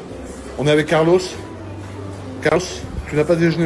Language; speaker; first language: French; native; French